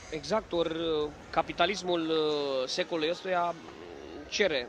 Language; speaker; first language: Romanian; native; Romanian